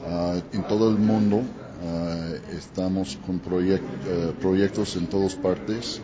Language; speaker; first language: Spanish; non-native, learner; English